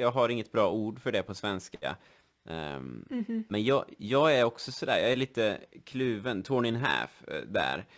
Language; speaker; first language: Swedish; native; Swedish